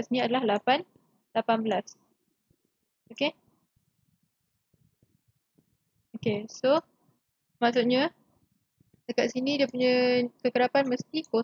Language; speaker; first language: Malay; native; Malay